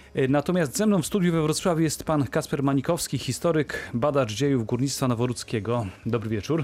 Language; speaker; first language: Polish; native; Polish